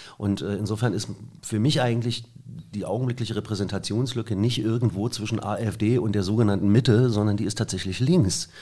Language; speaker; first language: German; native; German